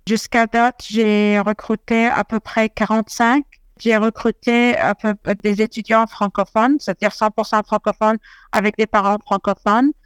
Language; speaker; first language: French; non-native, fluent; Arabic